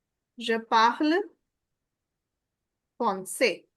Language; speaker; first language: French; non-native, fluent; Hindi